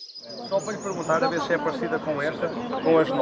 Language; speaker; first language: Portuguese; native; Portuguese